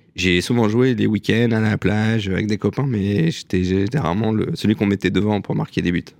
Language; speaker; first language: French; native; French